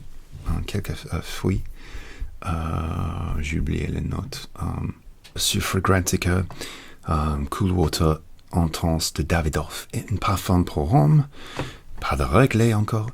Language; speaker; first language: French; non-native, learner; English